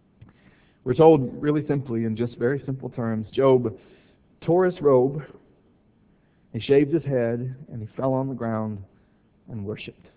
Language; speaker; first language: English; native; English